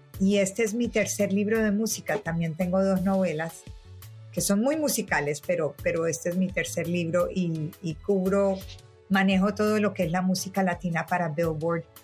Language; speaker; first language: Spanish; native; Spanish